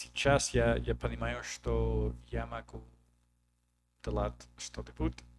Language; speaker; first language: Russian; non-native, learner; English